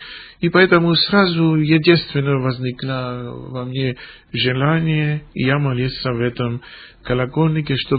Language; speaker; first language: Russian; non-native, fluent; Greek